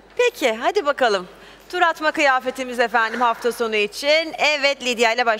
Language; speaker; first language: Turkish; native; Turkish